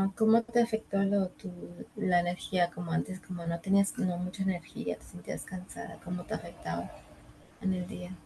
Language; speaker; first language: Spanish; early bilingual, heritage; Spanish